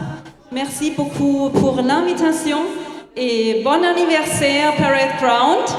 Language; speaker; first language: French; non-native, fluent; German